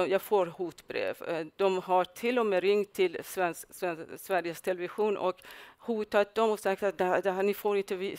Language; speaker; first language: Swedish; non-native, fluent; Persian